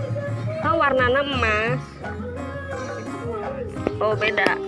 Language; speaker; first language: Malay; non-native, local second language; Sundanese